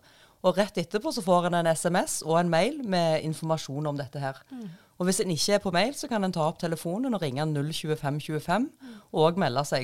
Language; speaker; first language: Norwegian; native; Norwegian